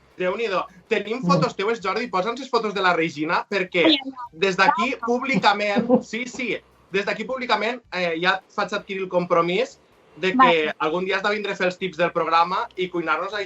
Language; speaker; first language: Catalan; native; Catalan